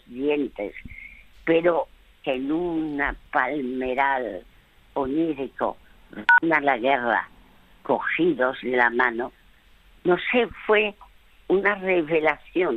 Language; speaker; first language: Spanish; native; Spanish